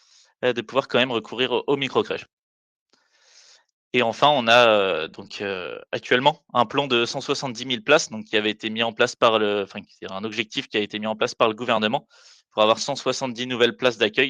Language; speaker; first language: French; native; French